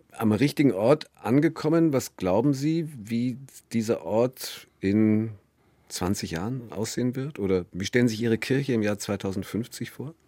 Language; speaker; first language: German; native; German